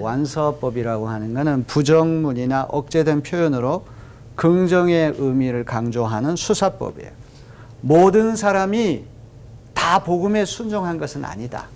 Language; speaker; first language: Korean; native; Korean